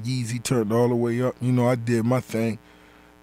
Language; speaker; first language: English; native; English